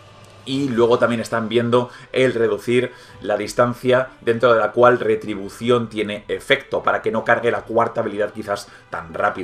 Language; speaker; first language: Spanish; native; Spanish